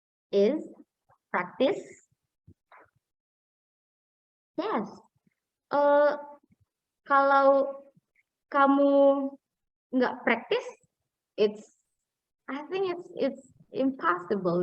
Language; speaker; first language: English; non-native, fluent; Indonesian